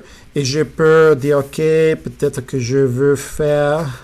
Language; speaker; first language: French; non-native, fluent; Spanish